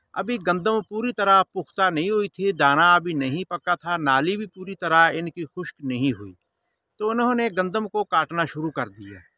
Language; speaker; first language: Urdu; non-native, local second language; Punjabi